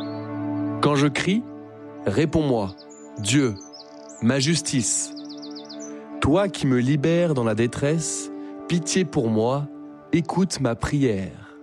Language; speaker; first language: French; native; French